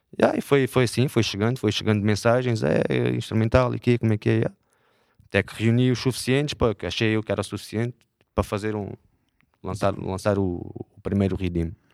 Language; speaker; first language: Portuguese; native; Portuguese